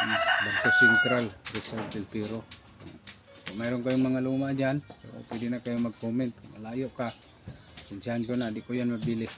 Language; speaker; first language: Filipino; non-native, local second language; Cebuano